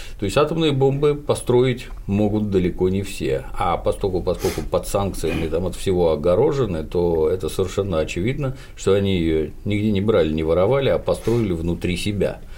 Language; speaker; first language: Russian; native; Russian